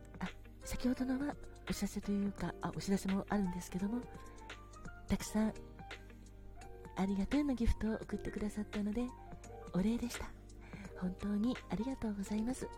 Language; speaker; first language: Japanese; native; Japanese